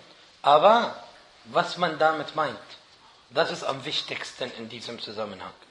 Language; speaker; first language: German; non-native, fluent; Arabic